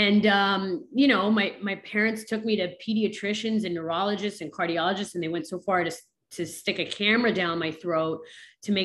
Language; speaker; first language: English; native; English